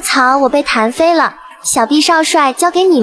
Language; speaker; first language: Chinese; native; Chinese